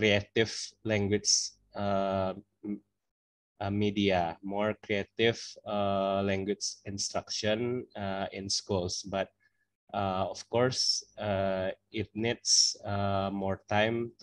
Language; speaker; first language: English; non-native, fluent; Indonesian